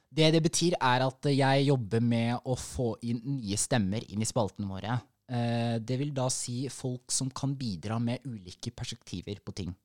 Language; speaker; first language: Norwegian; early bilingual, other home language; Somali